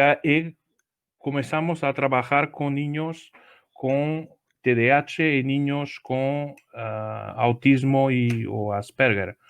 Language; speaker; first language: Spanish; non-native, learner; Portuguese